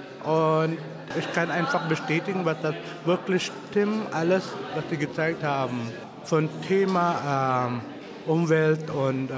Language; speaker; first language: German; non-native, fluent; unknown